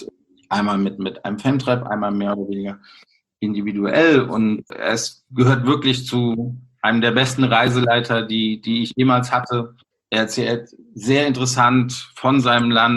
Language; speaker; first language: German; native; German